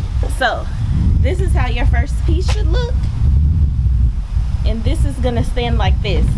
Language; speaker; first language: English; native; English